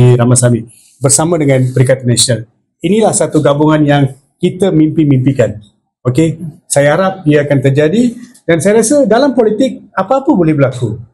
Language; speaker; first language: Malay; non-native, local second language; Tamil